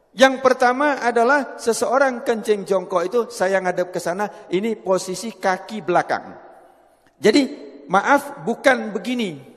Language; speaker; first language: Indonesian; non-native, local second language; Javanese